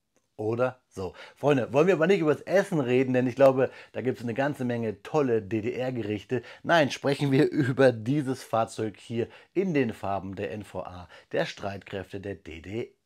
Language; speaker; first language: German; native; German